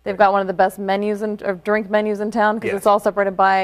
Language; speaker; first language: English; native; English